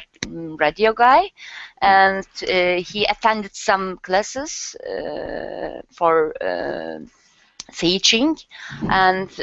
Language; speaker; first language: English; non-native, learner; Turkish